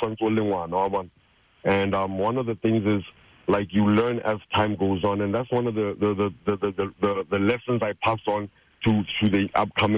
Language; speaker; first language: English; non-native, local second language; Tswana